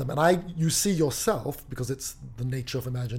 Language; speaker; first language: English; native; English